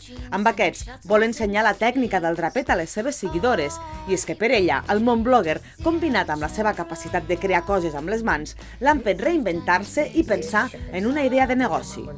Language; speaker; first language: Catalan; native; Catalan